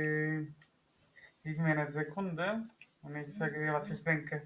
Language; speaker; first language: German; non-native, learner; Spanish